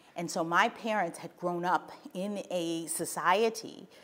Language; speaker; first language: English; native; English